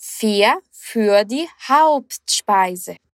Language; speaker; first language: German; non-native, fluent; Portuguese